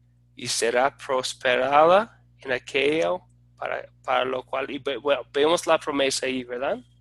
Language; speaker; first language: Spanish; non-native, fluent; English